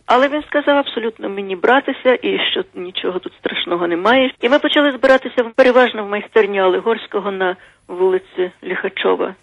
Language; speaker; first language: Ukrainian; native; Ukrainian